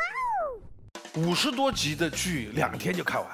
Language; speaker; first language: Chinese; native; Chinese